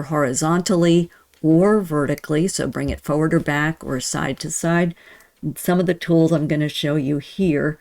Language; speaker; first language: English; native; English